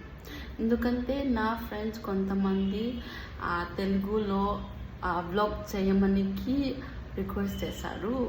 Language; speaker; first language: Telugu; non-native, learner; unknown